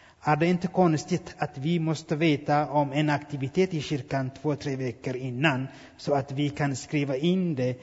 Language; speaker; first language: Swedish; non-native, fluent; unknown